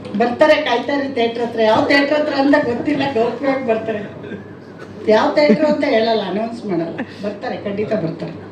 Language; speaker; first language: Kannada; native; Kannada